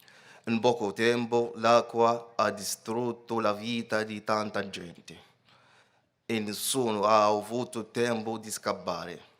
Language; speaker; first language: Italian; non-native, fluent; Arabic